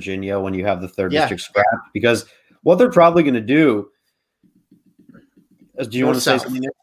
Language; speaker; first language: English; native; English